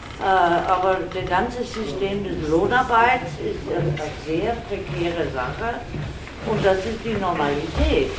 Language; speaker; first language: German; non-native, fluent; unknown